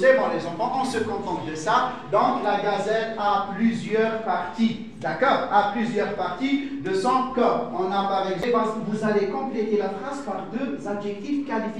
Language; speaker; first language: French; non-native, fluent; Arabic